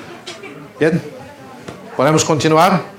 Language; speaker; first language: Spanish; non-native, learner; Portuguese